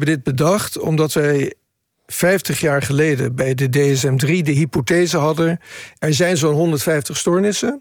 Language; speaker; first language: Dutch; native; Dutch